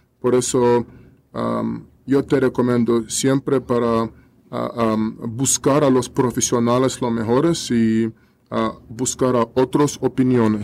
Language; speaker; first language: Spanish; non-native, learner; Russian